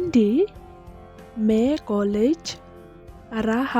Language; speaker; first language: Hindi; non-native, local second language; Khasi